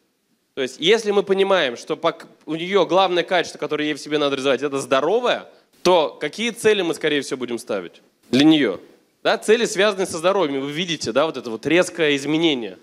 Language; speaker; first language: Russian; native; Russian